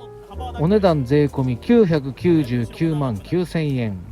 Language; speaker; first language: Japanese; native; Japanese